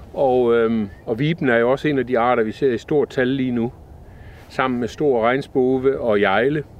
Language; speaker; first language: Danish; native; Danish